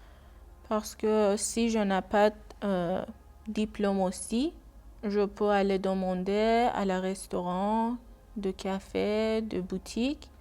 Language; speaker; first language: French; non-native, learner; Persian